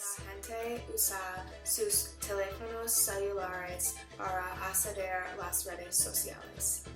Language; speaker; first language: Spanish; non-native, learner; English